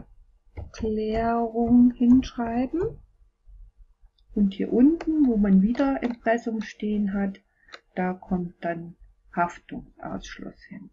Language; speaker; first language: German; native; German